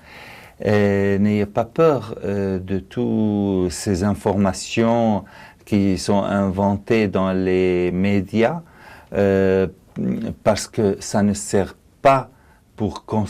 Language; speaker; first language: French; non-native, fluent; Arabic